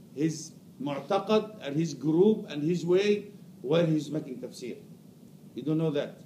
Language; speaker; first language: English; non-native, fluent; Arabic